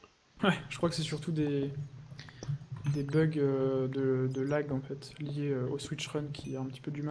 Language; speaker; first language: French; native; French